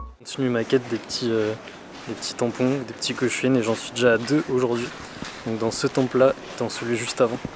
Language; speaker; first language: French; native; French